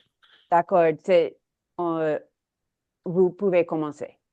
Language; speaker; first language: French; non-native, learner; English